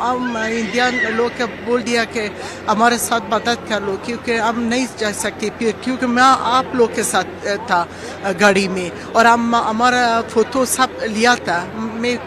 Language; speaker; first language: Hindi; non-native, learner; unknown